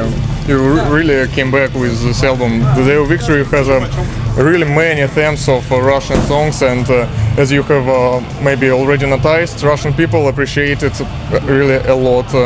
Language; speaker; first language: English; non-native, fluent; Russian